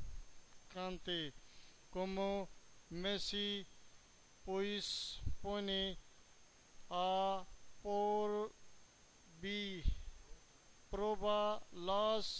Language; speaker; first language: Spanish; non-native, learner; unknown